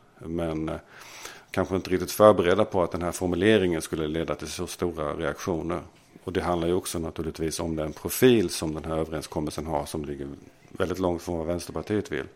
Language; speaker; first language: Swedish; native; Swedish